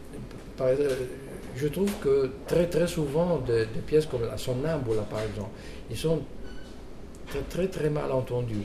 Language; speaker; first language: French; non-native, fluent; Italian